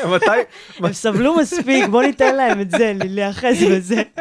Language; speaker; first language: Hebrew; native; Hebrew